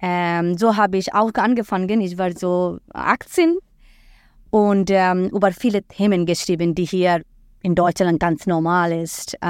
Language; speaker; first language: German; non-native, fluent; Bangla